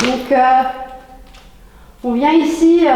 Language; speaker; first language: French; native; French